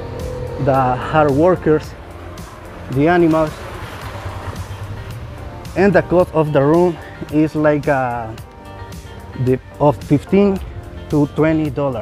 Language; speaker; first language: English; non-native, learner; Spanish